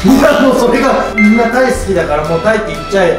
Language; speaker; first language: Japanese; native; Japanese